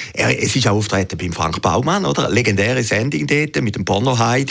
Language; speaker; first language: German; native; German